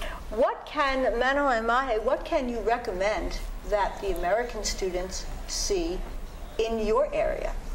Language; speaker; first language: English; native; English